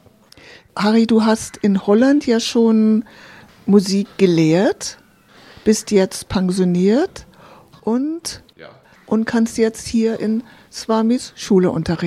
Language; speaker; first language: German; native; German